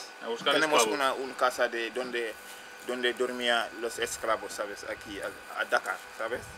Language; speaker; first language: Spanish; non-native, learner; Wolof